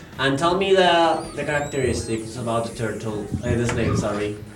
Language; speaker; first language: English; non-native, fluent; Spanish